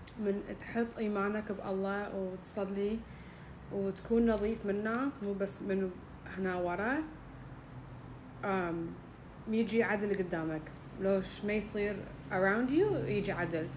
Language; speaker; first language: Arabic; early bilingual, heritage; Arabic